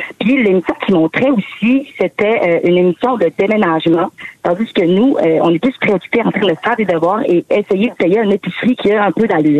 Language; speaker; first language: French; native; French